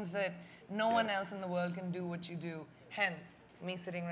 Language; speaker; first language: English; non-native, local second language; Hindi